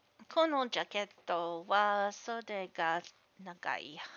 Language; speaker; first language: Japanese; non-native, learner; English